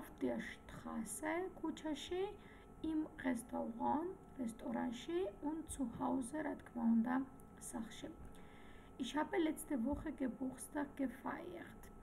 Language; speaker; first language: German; non-native, fluent; Georgian